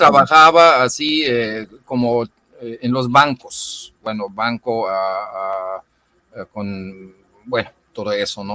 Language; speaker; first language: Spanish; non-native, fluent; German